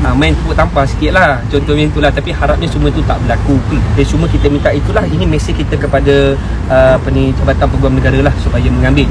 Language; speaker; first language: Malay; native; Malay